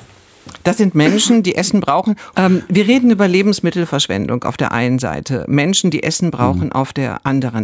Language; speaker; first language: German; native; German